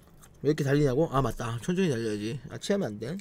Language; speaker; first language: Korean; native; Korean